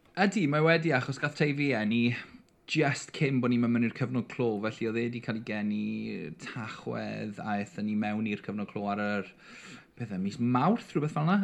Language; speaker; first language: Welsh; non-native, local second language; English